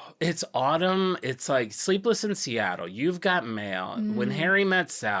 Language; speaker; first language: English; native; English